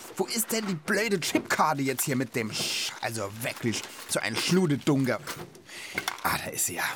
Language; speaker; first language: German; native; German